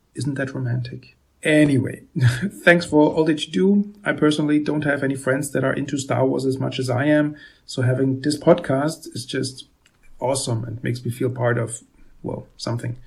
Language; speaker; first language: English; non-native, fluent; German